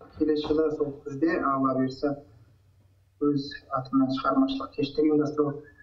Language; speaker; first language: Kazakh; early bilingual, heritage; Kazakh